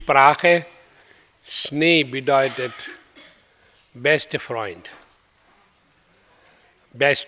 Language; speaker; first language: German; non-native, fluent; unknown